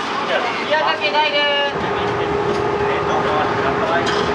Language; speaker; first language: Japanese; native; Japanese